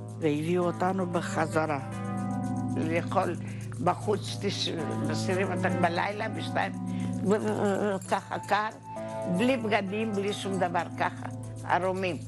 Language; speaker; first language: Hebrew; non-native, fluent; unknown